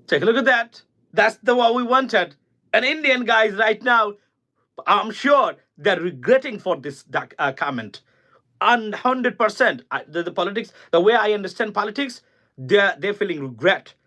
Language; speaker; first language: English; non-native, local second language; Bangla